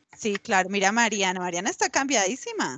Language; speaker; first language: Spanish; native; Spanish